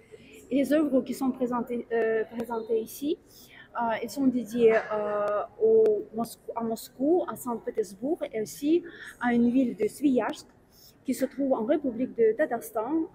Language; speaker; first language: French; non-native, fluent; Russian